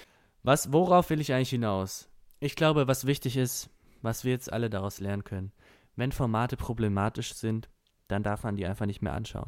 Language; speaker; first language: German; native; German